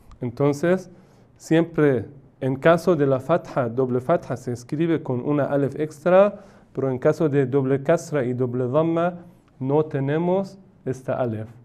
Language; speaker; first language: Spanish; non-native, fluent; Persian